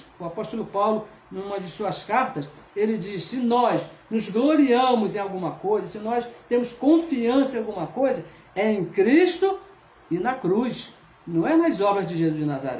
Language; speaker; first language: Portuguese; native; Portuguese